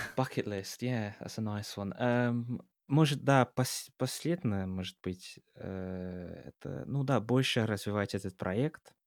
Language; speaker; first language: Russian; non-native, fluent; English